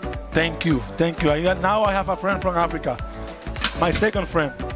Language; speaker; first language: English; non-native, learner; Spanish